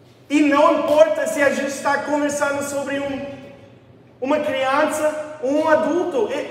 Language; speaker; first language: Portuguese; non-native, fluent; English